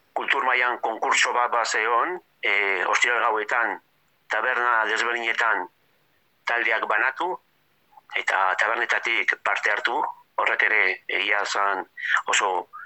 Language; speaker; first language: Basque; native; Basque